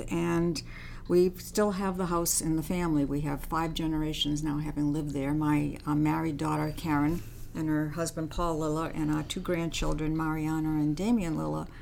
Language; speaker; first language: English; early bilingual, other home language; Armenian